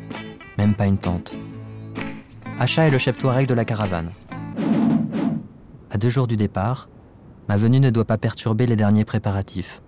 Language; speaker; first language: French; native; French